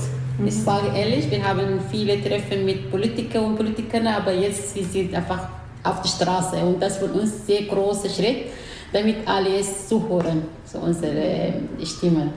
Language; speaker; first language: German; non-native, learner; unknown